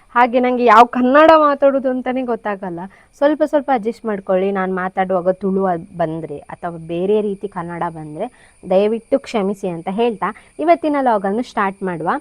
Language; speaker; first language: Kannada; non-native, local second language; Konkani